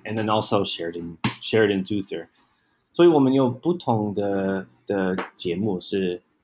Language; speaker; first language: English; native; English